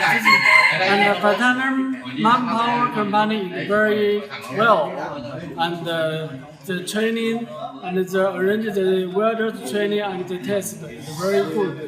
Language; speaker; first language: English; non-native, learner; Chinese